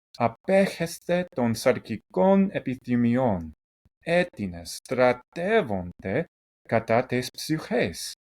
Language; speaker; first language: Greek; non-native, fluent; English